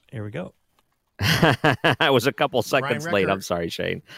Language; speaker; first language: English; native; English